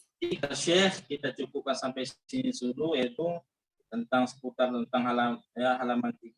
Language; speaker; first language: Indonesian; native; Indonesian